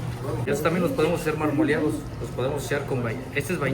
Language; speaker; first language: Spanish; native; Spanish